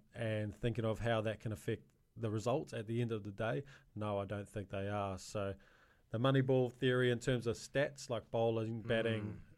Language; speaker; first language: English; native; English